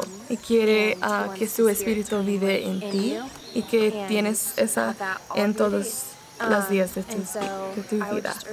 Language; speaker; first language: Spanish; non-native, learner; English